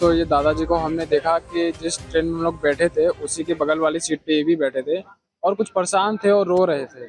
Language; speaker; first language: Hindi; native; Hindi